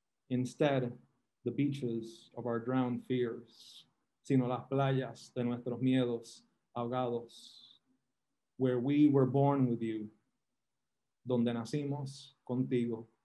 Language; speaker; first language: English; non-native, local second language; Spanish